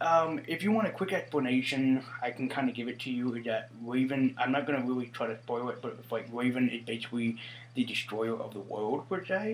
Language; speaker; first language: English; native; English